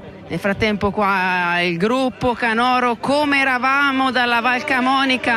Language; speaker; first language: Italian; native; Italian